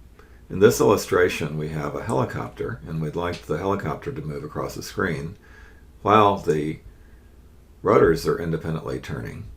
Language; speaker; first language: English; native; English